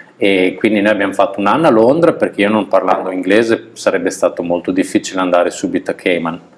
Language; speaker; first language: Italian; native; Italian